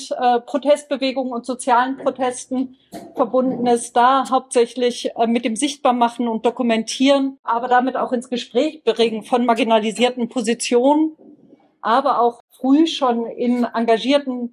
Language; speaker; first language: German; native; German